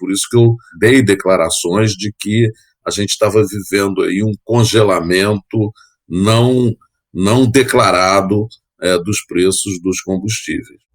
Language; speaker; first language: Portuguese; native; Portuguese